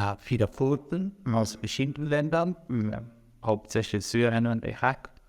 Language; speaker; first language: German; non-native, fluent; Arabic